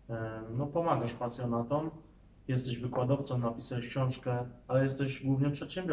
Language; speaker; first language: Polish; native; Polish